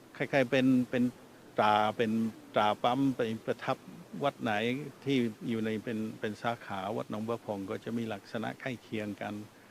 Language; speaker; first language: Thai; non-native, fluent; English